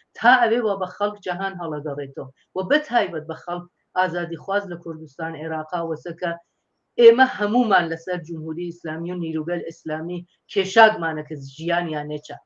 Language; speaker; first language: Central Kurdish; non-native, local second language; Persian